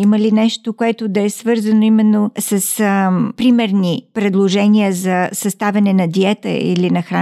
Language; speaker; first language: Bulgarian; native; Bulgarian